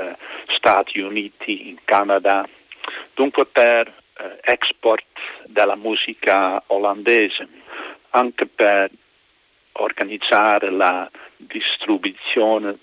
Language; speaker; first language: Italian; non-native, fluent; Dutch